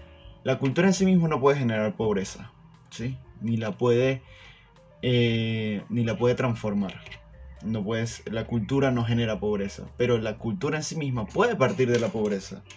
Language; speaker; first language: Spanish; native; Spanish